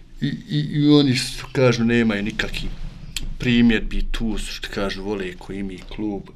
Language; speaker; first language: Croatian; native; Croatian